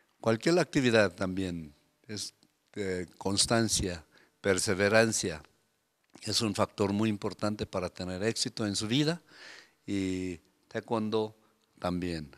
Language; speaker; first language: Spanish; non-native, fluent; Korean